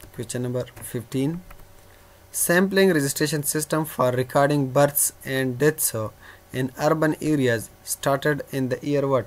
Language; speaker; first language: English; non-native, local second language; Urdu